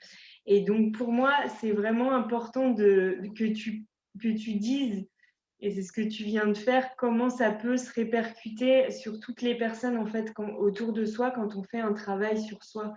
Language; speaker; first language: French; native; French